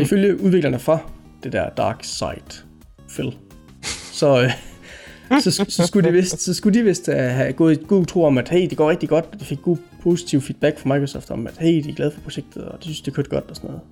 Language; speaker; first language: Danish; native; Danish